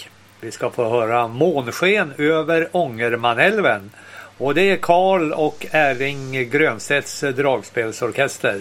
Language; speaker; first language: Swedish; native; Swedish